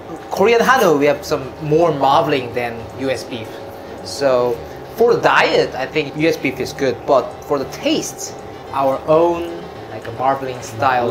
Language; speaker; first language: English; non-native, fluent; Korean